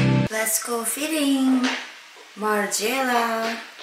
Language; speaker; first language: English; non-native, learner; Korean